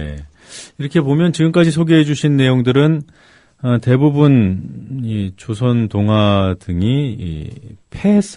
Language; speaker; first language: Korean; native; Korean